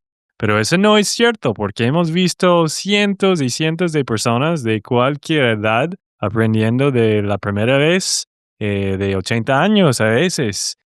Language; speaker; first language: Spanish; non-native, fluent; English